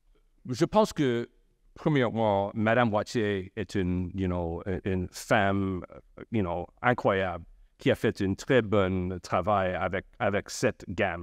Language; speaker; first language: French; non-native, local second language; English